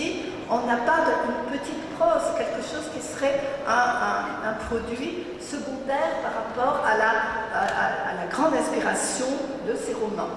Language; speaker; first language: French; native; French